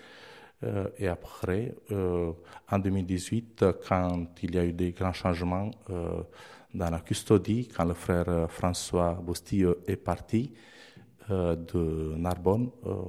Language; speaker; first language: French; non-native, fluent; Romanian